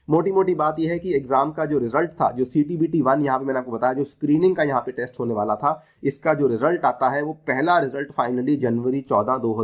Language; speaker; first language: Hindi; native; Hindi